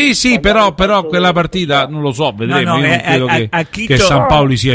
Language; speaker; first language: Italian; native; Italian